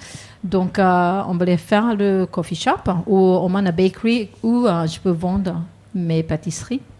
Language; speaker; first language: French; non-native, fluent; Japanese